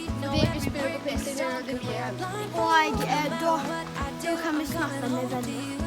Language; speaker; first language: Norwegian; early bilingual, other home language; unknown